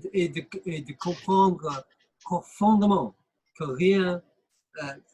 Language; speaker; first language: French; non-native, fluent; English